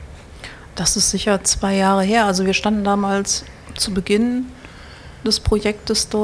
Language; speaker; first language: German; native; German